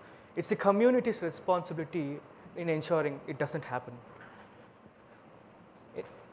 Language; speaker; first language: English; non-native, local second language; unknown